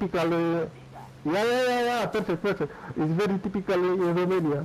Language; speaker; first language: English; non-native, learner; Romanian